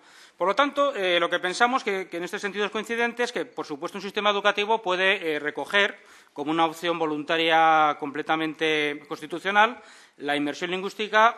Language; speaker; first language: Spanish; native; Spanish